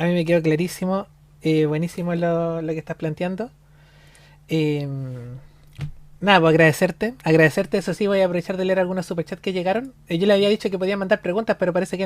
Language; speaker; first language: Spanish; native; Spanish